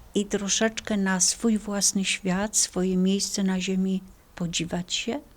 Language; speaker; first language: Polish; native; Polish